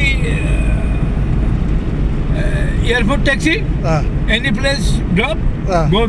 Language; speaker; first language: English; non-native, learner; Bangla